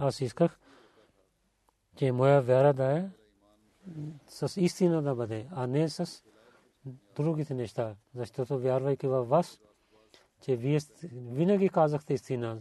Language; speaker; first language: Bulgarian; non-native, learner; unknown